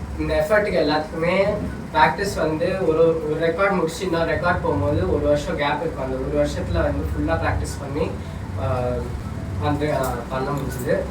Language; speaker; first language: Tamil; native; Tamil